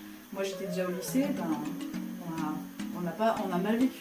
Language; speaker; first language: French; native; French